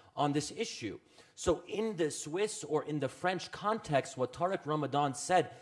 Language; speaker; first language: English; native; English